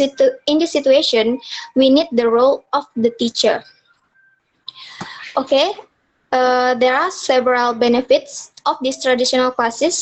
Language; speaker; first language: English; non-native, learner; Indonesian